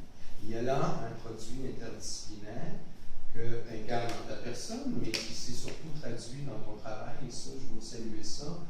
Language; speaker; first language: French; native; French